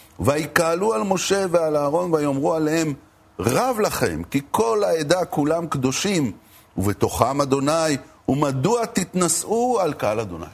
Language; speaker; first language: Hebrew; native; Hebrew